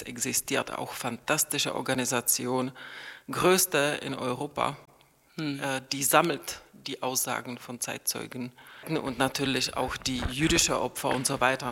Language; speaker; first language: German; non-native, fluent; Czech